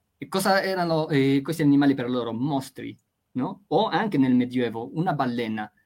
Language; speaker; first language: Italian; non-native, fluent; Spanish